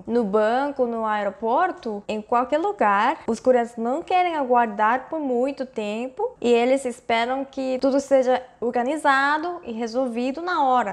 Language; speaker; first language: Portuguese; non-native, fluent; Korean